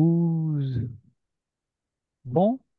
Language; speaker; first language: French; non-native, learner; Spanish